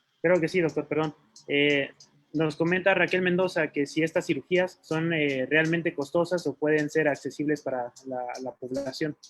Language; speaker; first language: Spanish; native; Spanish